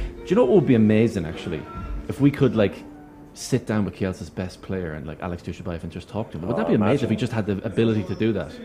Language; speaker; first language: English; native; English